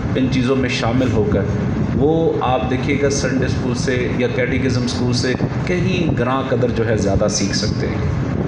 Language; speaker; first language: Urdu; non-native, local second language; Punjabi